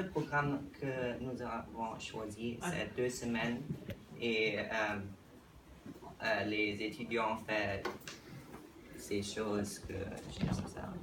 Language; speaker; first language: French; non-native, learner; English